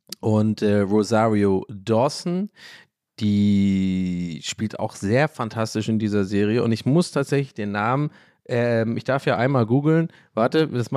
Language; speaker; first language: German; early bilingual, other home language; English